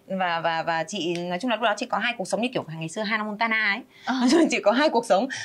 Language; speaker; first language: Vietnamese; early bilingual, other home language; Spanish